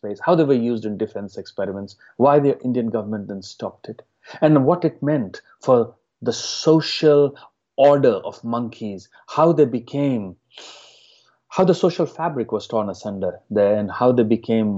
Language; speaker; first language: English; non-native, local second language; Hindi